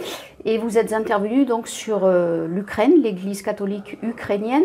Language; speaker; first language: French; native; French